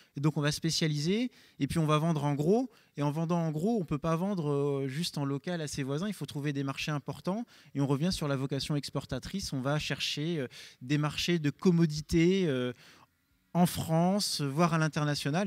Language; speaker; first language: French; native; French